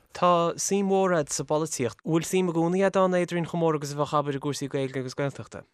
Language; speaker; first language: Irish; native; Irish